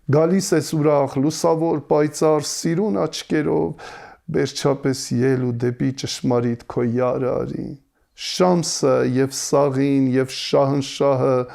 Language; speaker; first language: Armenian; native; Armenian